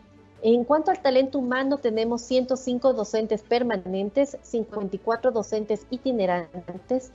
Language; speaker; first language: Spanish; native; Spanish